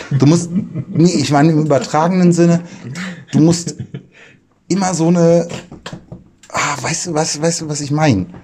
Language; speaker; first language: German; native; German